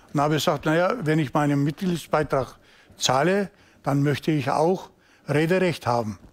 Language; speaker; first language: German; non-native, learner; Turkish